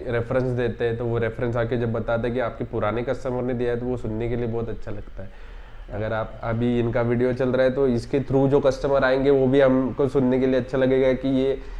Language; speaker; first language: Hindi; non-native, local second language; Marathi